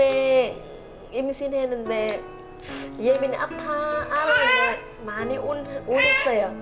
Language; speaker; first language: Korean; non-native, learner; Vietnamese